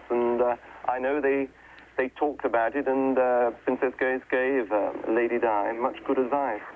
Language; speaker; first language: English; native; English